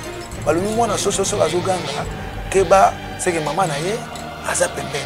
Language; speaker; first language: French; non-native, local second language; Lingala